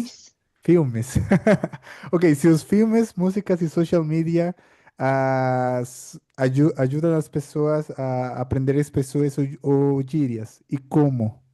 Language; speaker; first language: Portuguese; non-native, fluent; Spanish